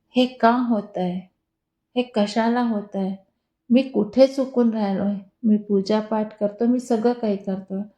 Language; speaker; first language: Marathi; non-native, local second language; Hindi